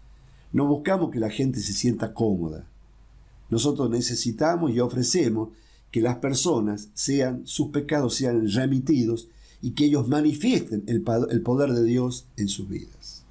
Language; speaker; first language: Spanish; native; Spanish